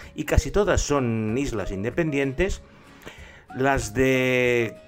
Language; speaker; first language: Spanish; native; Spanish